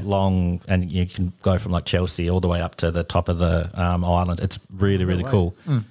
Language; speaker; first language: English; native; English